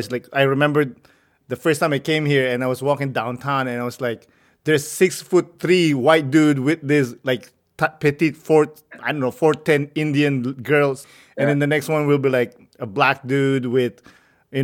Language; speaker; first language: English; non-native, local second language; Filipino